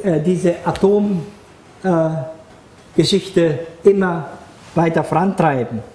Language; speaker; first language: German; non-native, fluent; Japanese